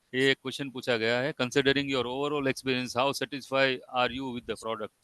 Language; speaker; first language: Hindi; non-native, local second language; Gujarati